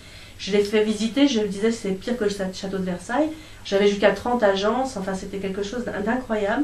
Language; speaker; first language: French; native; French